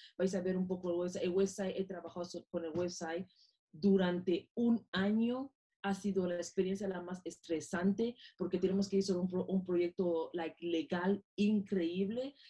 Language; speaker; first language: Spanish; non-native, local second language; Fang